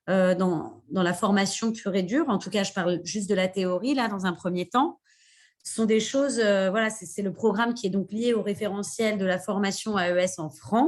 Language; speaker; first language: French; native; French